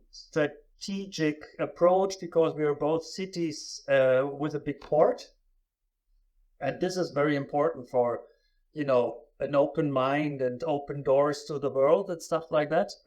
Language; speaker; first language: English; non-native, fluent; German